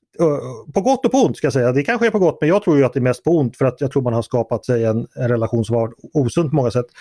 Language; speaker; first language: Swedish; native; Swedish